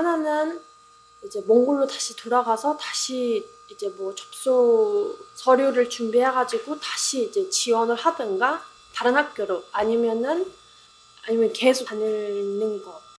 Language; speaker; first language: Korean; non-native, fluent; Mongolian